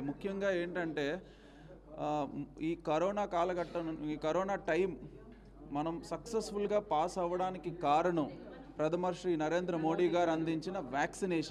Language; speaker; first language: Telugu; native; Telugu